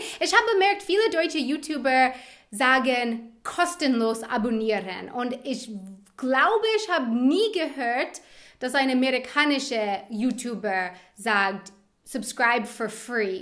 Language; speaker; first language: German; non-native, fluent; English